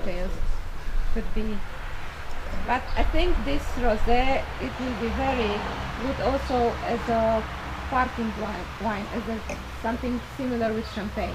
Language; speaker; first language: English; non-native, fluent; Romanian